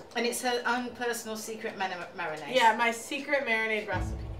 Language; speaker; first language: English; native; English